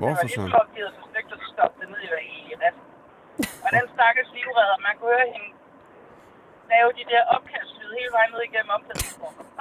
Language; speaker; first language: Danish; native; Danish